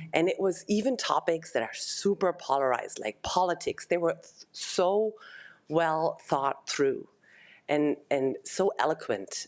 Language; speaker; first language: English; non-native, fluent; German